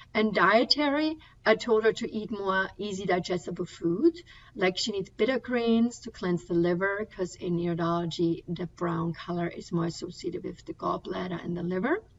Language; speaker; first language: English; non-native, fluent; German